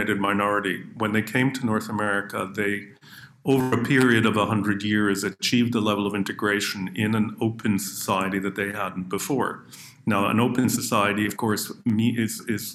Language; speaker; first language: English; native; English